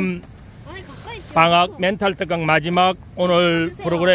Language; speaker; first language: Korean; native; Korean